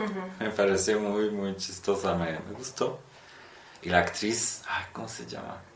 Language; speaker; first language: Spanish; non-native, fluent; Polish